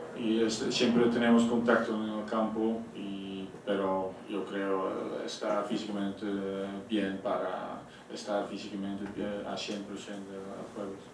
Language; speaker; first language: Spanish; non-native, fluent; Dutch